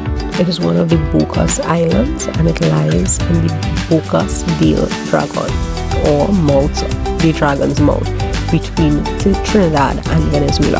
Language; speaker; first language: English; native; English